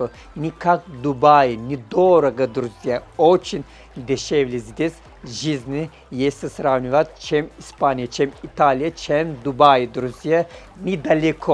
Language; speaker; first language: Russian; non-native, learner; Turkish